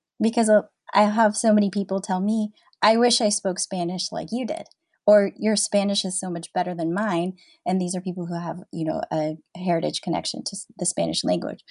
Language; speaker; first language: English; native; English